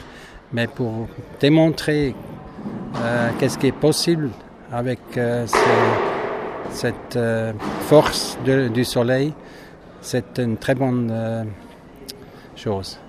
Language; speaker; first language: French; non-native, fluent; German